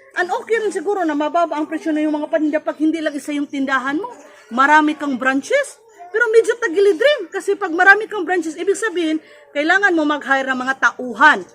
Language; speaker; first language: Filipino; non-native, local second language; Cebuano